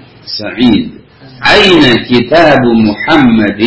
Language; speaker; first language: Arabic; non-native, fluent; Indonesian